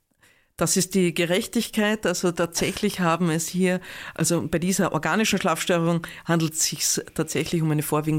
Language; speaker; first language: German; native; German